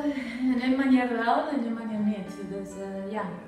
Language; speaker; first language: Dutch; non-native, learner; Spanish